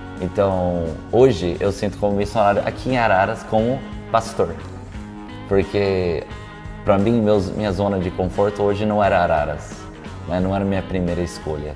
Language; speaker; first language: Portuguese; non-native, local second language; English